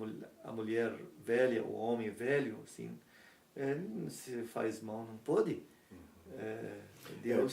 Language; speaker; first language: Portuguese; non-native, learner; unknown